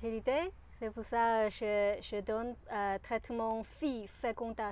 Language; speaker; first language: French; non-native, learner; Chinese